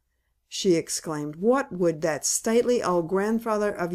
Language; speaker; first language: English; native; English